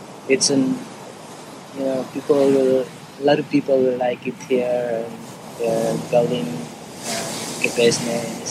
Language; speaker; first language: English; non-native, local second language; Surigaonon